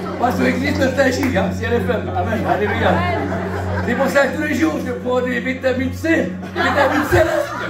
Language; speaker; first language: French; early bilingual, other home language; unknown